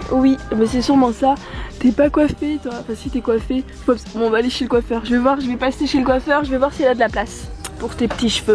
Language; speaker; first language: French; native; French